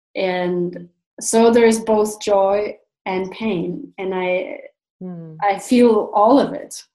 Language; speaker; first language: English; non-native, fluent; Russian